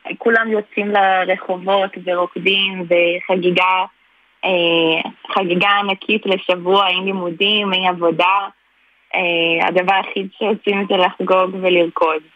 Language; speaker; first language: Hebrew; non-native, fluent; Portuguese